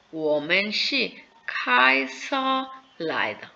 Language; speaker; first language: Chinese; non-native, fluent; Bangla